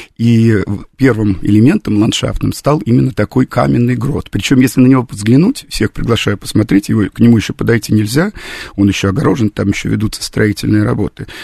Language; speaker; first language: Russian; native; Russian